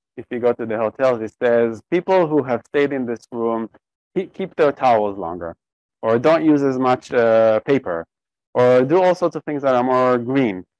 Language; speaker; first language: English; non-native, fluent; Hebrew